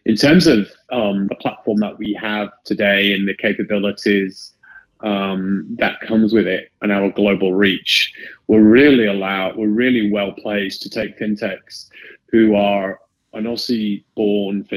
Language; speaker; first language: English; native; English